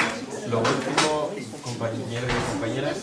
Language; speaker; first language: Spanish; native; Spanish